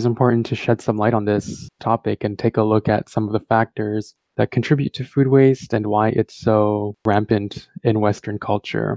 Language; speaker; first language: English; early bilingual, other home language; Tamil